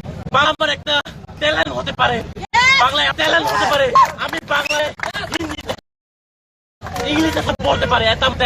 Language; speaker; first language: Bangla; non-native, local second language; Kok Borok